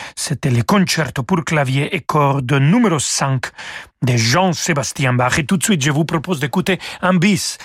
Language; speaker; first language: French; non-native, fluent; Spanish